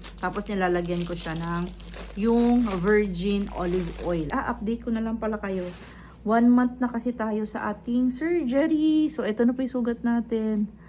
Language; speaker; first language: Filipino; native; Filipino